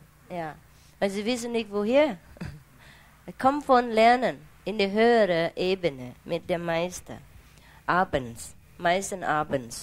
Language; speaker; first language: German; non-native, learner; Vietnamese